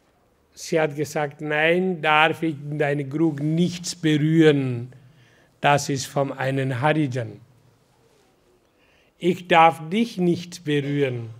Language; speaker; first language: German; non-native, learner; Hindi